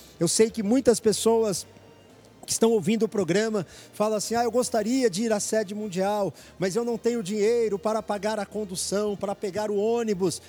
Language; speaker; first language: Portuguese; native; Portuguese